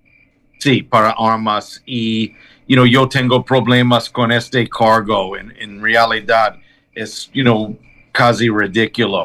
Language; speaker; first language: Spanish; non-native, learner; English